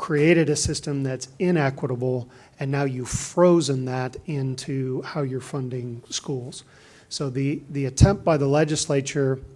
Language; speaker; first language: English; native; English